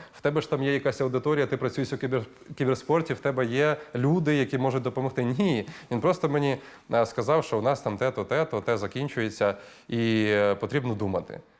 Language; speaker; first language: Ukrainian; native; Ukrainian